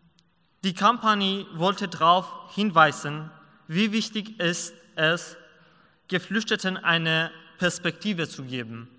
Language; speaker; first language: German; non-native, learner; Persian